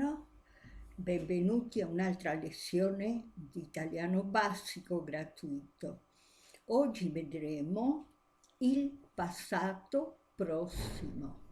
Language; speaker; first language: Italian; non-native, fluent; Spanish